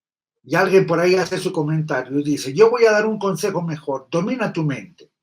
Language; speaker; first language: Spanish; native; Spanish